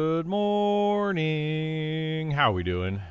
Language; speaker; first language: English; native; English